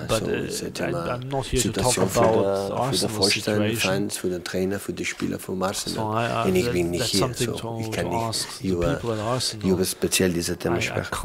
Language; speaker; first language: German; non-native, learner; Catalan